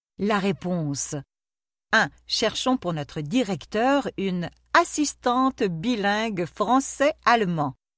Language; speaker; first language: French; non-native, local second language; Arabic